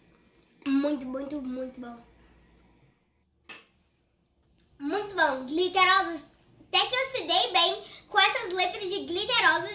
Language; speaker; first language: Portuguese; early bilingual, heritage; Portuguese